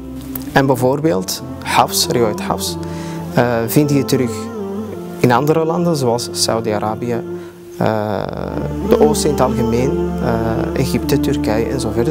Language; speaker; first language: Dutch; early bilingual, other home language; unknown